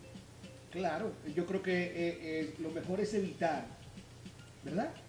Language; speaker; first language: Spanish; native; Spanish